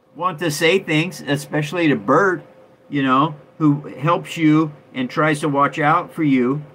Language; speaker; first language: English; native; English